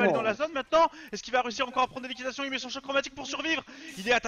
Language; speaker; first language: French; native; French